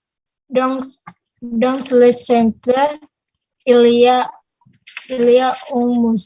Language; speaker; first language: French; non-native, learner; Indonesian